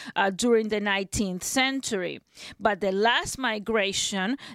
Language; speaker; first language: English; non-native, fluent; Spanish